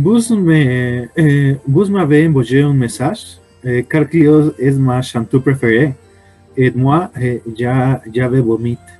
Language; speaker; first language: French; non-native, learner; Spanish